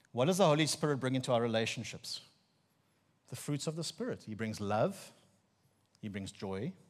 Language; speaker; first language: English; non-native, local second language; Afrikaans